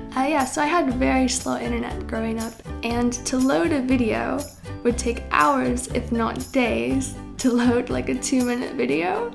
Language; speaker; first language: English; native; English